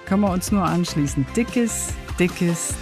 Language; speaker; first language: German; native; German